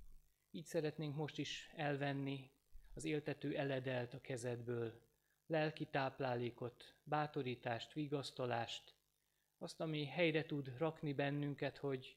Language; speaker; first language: Hungarian; native; Hungarian